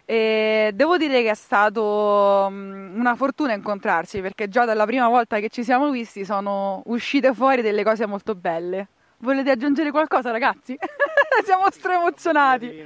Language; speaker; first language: Italian; native; Italian